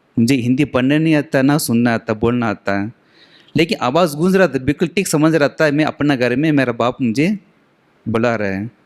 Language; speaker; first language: Hindi; non-native, local second language; Tamil